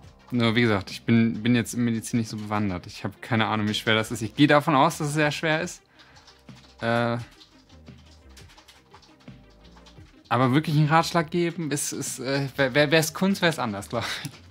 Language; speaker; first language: German; native; German